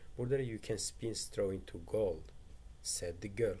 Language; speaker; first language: English; non-native, fluent; Turkish